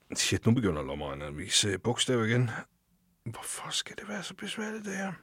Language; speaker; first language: Danish; native; Danish